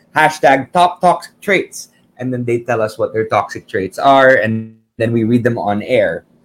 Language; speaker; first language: English; early bilingual, other home language; Filipino